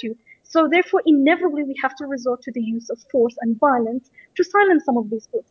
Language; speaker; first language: English; native; English